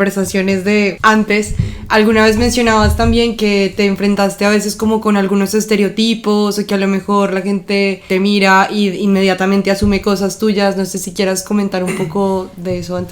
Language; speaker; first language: Spanish; native; Spanish